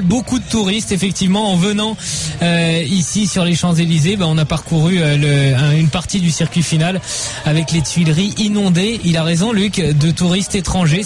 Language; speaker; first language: French; native; French